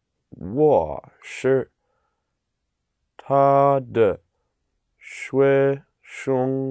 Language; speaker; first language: Chinese; non-native, learner; English